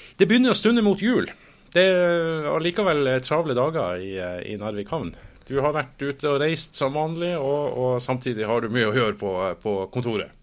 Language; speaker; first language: Norwegian; native; Norwegian